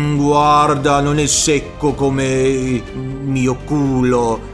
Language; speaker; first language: Italian; non-native, learner; Swedish